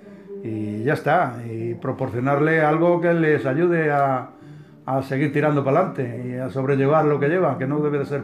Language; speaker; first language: Spanish; native; Spanish